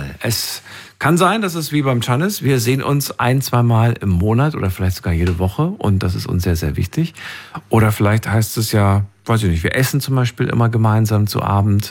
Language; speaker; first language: German; native; German